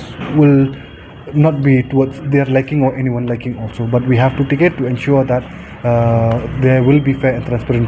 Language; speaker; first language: English; non-native, local second language; Khasi